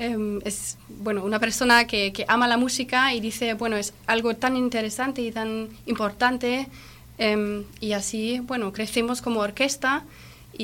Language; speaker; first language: Spanish; non-native, fluent; German